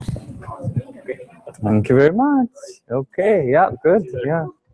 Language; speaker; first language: English; non-native, fluent; Japanese